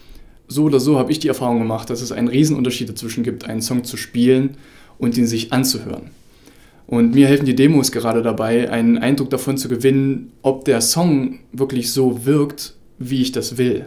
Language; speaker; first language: German; native; German